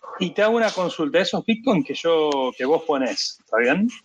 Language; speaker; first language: Spanish; native; Spanish